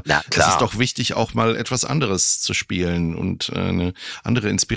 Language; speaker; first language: German; native; German